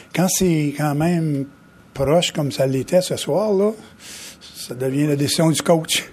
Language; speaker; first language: French; native; French